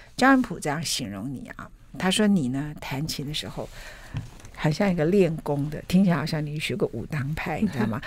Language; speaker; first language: Chinese; native; Chinese